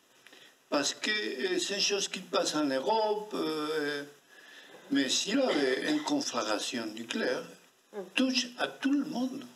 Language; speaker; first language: French; non-native, fluent; Spanish